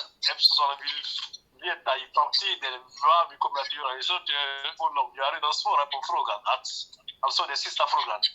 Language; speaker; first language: Swedish; non-native, learner; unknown